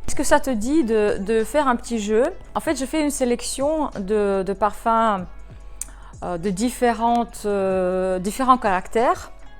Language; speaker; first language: French; non-native, fluent; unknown